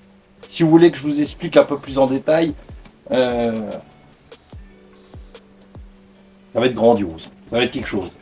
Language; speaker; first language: French; native; French